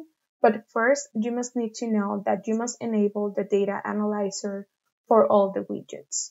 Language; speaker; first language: English; non-native, fluent; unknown